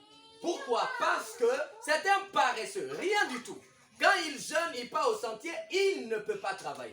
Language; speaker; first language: French; non-native, local second language; Lingala